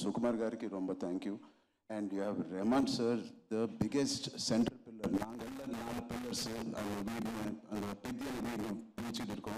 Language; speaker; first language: Tamil; non-native, local second language; Telugu